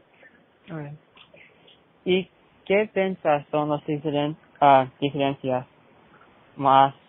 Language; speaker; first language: Spanish; early bilingual, heritage; Spanish